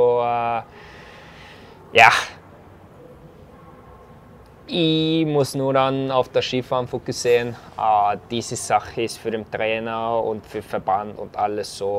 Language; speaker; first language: German; non-native, fluent; Norwegian